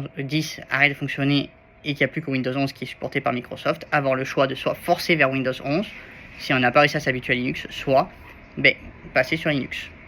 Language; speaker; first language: French; native; French